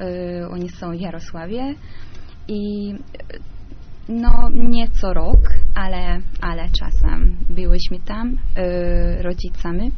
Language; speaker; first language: Polish; non-native, learner; Hungarian